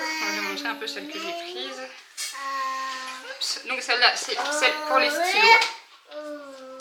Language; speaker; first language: French; native; French